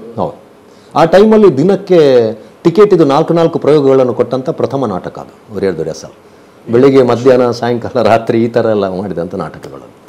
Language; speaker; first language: Kannada; non-native, local second language; Tulu